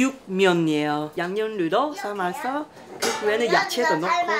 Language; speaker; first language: Korean; non-native, learner; Chinese